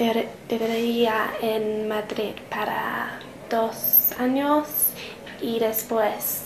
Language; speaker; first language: Spanish; non-native, learner; English